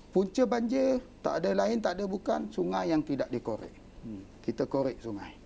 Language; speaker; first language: Malay; non-native, local second language; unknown